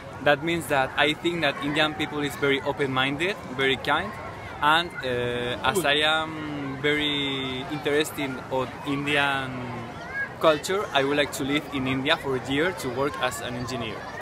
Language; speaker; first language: English; non-native, fluent; Spanish